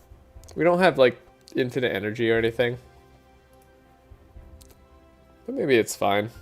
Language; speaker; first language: English; native; English